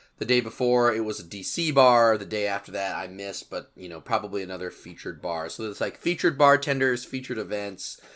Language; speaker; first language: English; native; English